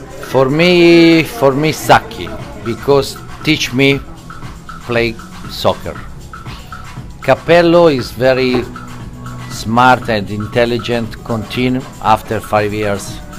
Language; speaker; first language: English; non-native, learner; Italian